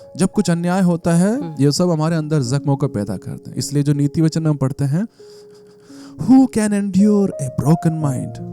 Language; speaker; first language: Hindi; non-native, local second language; Malayalam